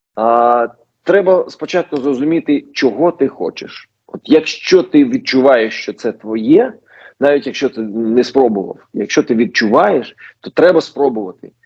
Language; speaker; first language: Ukrainian; non-native, local second language; Russian